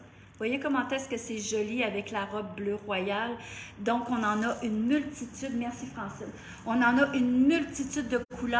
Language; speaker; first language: French; native; French